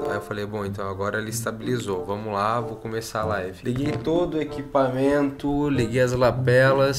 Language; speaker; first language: Portuguese; native; Portuguese